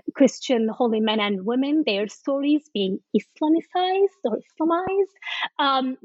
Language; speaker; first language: English; non-native, fluent; Turkish